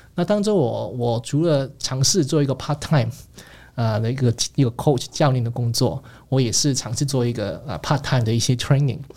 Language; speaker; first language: Chinese; non-native, local second language; Cantonese